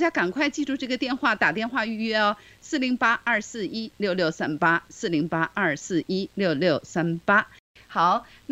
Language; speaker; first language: Chinese; native; Chinese